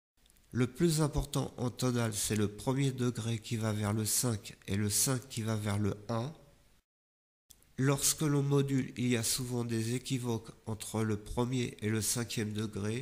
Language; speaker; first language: French; native; French